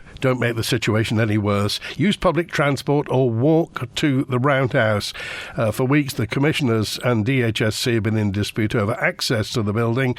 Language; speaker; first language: English; native; English